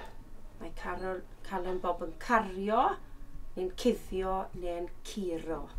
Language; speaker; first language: Welsh; native; Welsh